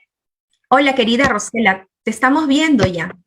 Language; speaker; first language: Spanish; native; Spanish